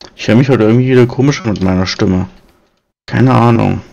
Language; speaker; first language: German; native; German